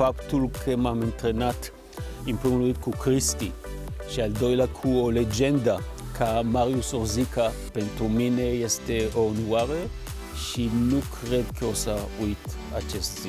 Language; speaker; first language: Romanian; non-native, fluent; Hebrew